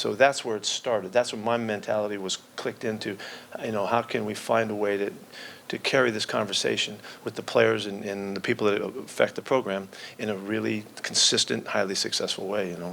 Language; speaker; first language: English; native; English